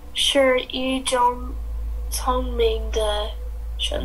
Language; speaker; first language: Chinese; non-native, learner; English